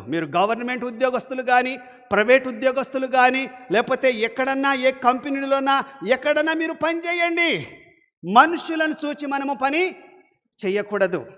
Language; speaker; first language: Telugu; non-native, local second language; Lambadi